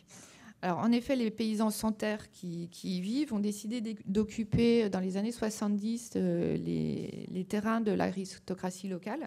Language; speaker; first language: French; native; French